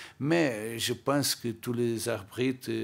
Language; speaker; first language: French; non-native, learner; Portuguese